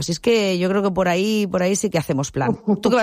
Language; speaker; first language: Spanish; native; Spanish